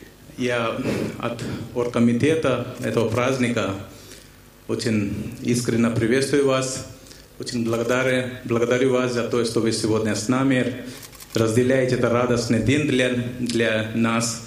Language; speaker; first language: Russian; non-native, fluent; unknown